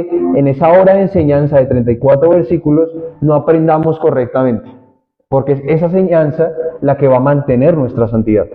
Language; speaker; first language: Spanish; native; Spanish